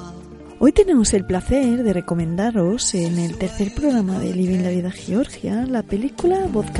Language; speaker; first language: Spanish; native; Spanish